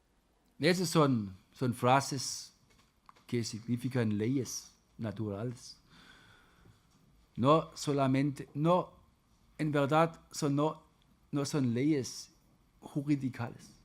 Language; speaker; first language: Spanish; non-native, fluent; German